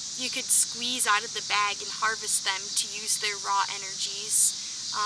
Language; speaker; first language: English; native; English